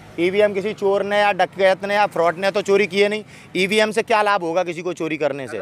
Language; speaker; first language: Hindi; native; Hindi